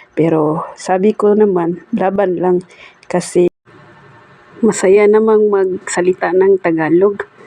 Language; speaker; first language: Filipino; non-native, local second language; Cebuano